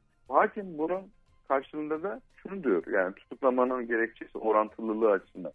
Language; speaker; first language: Turkish; native; Turkish